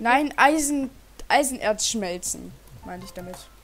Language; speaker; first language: German; native; German